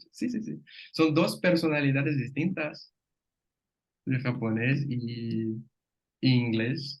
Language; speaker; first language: Spanish; non-native, fluent; Portuguese